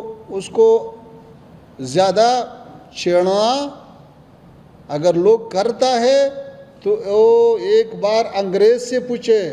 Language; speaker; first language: Hindi; non-native, fluent; Pashto